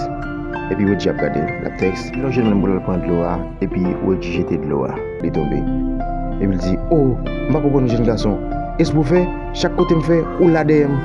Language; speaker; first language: French; non-native, learner; Haitian Creole